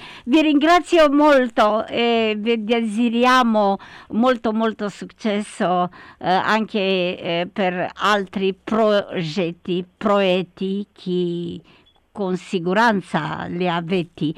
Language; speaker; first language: Italian; non-native, learner; Romanian